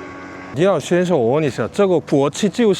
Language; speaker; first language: Chinese; non-native, learner; Korean